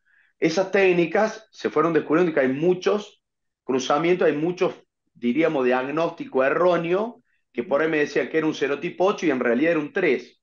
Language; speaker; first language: Spanish; native; Spanish